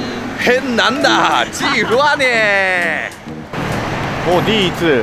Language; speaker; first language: Chinese; non-native, learner; Japanese